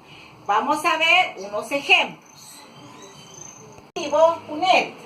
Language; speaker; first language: Spanish; non-native, local second language; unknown